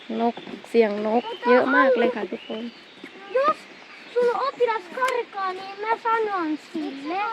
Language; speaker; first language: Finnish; non-native, learner; Thai